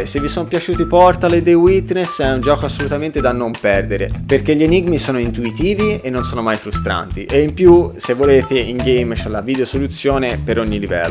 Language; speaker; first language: Italian; native; Italian